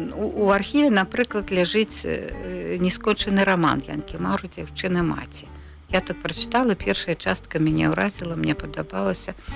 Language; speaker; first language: Belarusian; native; Belarusian